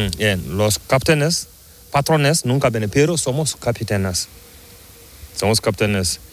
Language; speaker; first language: Spanish; non-native, learner; Fula